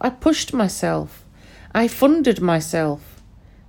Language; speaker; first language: English; non-native, local second language; Pashto